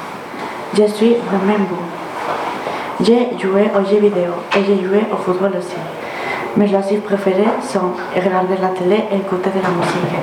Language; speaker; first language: French; non-native, learner; Spanish